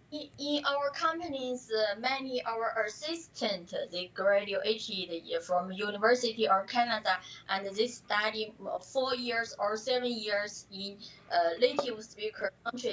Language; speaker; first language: English; non-native, learner; Chinese